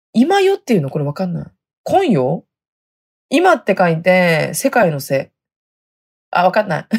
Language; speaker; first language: Japanese; native; Japanese